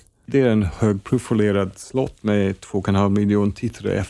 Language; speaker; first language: Swedish; non-native, fluent; English